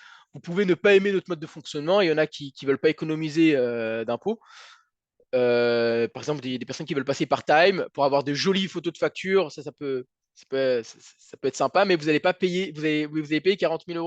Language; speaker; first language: French; native; French